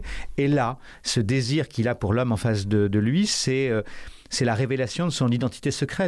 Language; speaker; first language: French; native; French